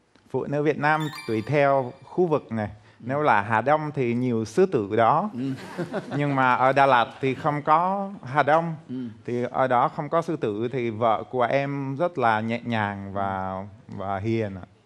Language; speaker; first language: Vietnamese; non-native, fluent; Czech